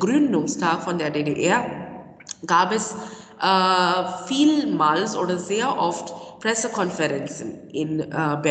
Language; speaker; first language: German; non-native, fluent; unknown